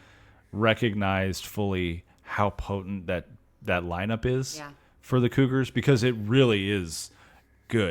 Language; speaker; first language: English; native; English